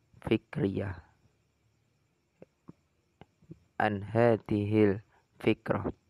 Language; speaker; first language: Arabic; non-native, learner; Indonesian